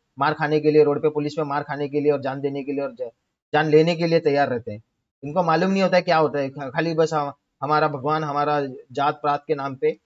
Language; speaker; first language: Hindi; native; Hindi